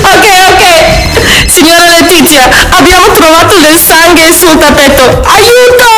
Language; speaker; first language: Italian; non-native, learner; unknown